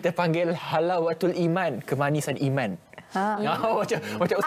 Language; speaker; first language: Malay; native; Malay